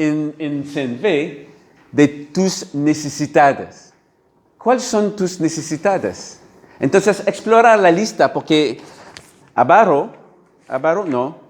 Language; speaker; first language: Spanish; non-native, learner; French